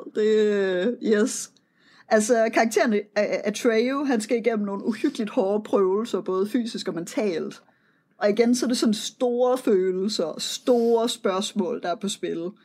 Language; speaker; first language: Danish; native; Danish